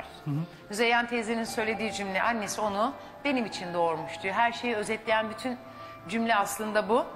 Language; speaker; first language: Turkish; native; Turkish